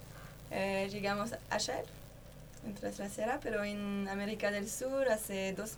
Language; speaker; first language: Spanish; non-native, learner; French